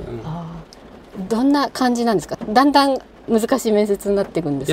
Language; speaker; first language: Japanese; native; Japanese